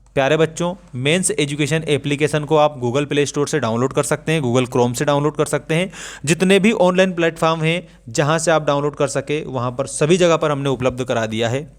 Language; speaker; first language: Hindi; native; Hindi